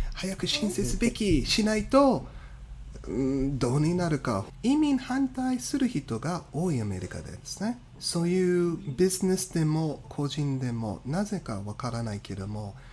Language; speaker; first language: Japanese; non-native, fluent; English